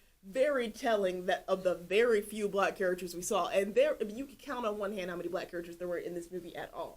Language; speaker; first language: English; native; English